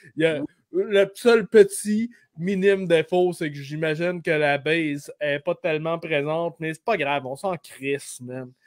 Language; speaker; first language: French; native; French